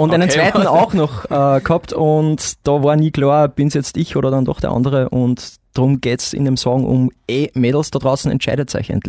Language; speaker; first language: German; native; German